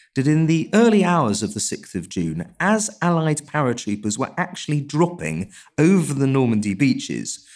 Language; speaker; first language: English; native; English